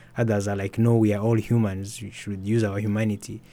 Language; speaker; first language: English; early bilingual, other home language; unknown